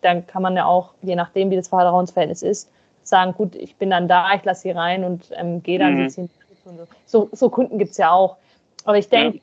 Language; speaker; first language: German; native; German